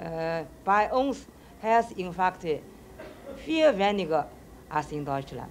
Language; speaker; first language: German; non-native, learner; Chinese